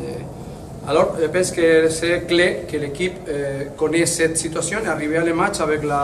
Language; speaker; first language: French; non-native, fluent; Spanish